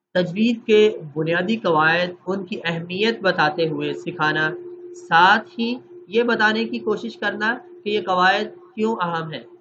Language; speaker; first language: Urdu; native; Urdu